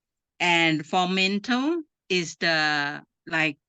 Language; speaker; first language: English; non-native, learner; Thai